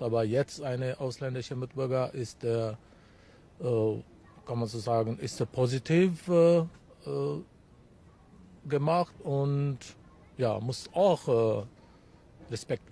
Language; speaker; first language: German; non-native, learner; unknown